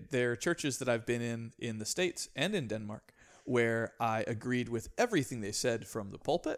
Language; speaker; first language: English; native; English